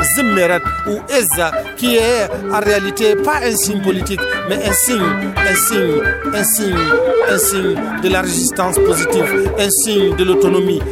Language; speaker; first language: French; non-native, local second language; Tamasheq